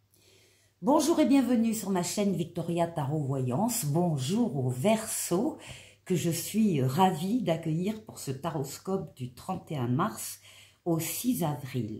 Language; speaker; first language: French; native; French